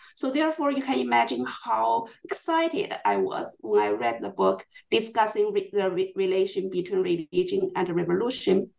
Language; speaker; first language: English; non-native, fluent; Chinese